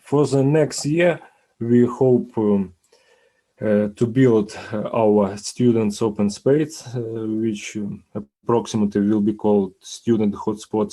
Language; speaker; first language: English; non-native, learner; Ukrainian